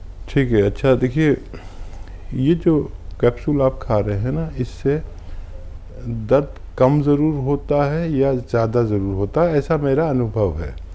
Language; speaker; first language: Hindi; native; Hindi